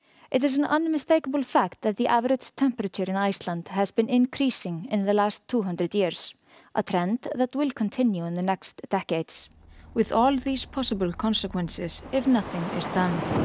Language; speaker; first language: English; non-native, fluent; Icelandic